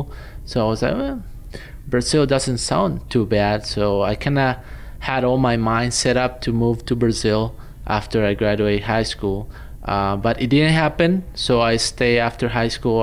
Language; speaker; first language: English; non-native, fluent; Spanish